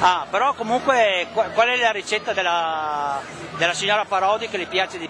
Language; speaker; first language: Italian; native; Italian